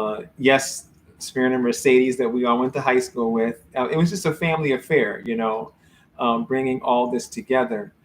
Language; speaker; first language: English; native; English